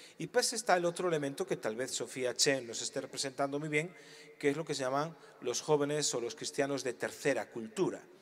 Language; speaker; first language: Spanish; native; Spanish